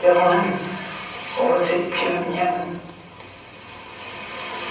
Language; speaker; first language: Korean; non-native, local second language; English